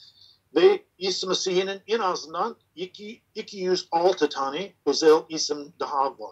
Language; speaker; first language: Turkish; non-native, fluent; English